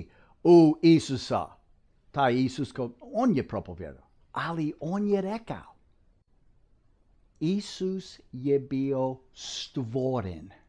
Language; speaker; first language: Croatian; non-native, fluent; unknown